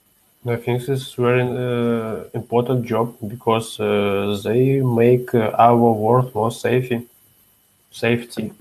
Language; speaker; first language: English; non-native, learner; Russian